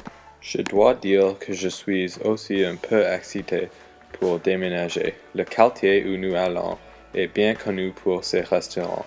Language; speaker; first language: French; non-native, learner; English